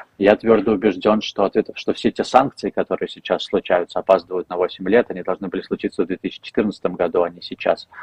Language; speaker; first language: Russian; native; Russian